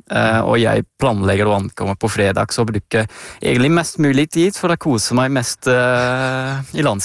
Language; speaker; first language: Norwegian; non-native, fluent; Dutch